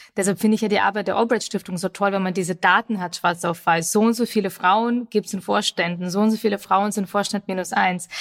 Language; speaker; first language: German; early bilingual, other home language; Russian